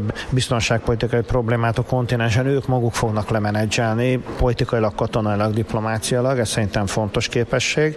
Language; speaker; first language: Hungarian; native; Hungarian